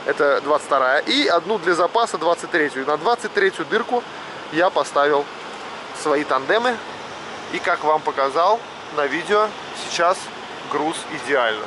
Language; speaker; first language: Russian; native; Russian